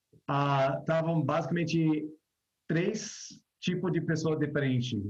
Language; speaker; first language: Portuguese; non-native, fluent; English